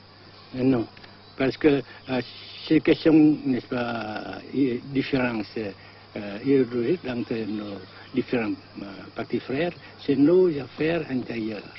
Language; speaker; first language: French; non-native, fluent; Vietnamese